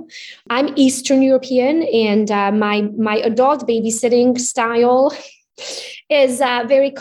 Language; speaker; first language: English; non-native, fluent; Hungarian